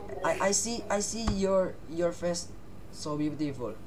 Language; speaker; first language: English; non-native, learner; Thai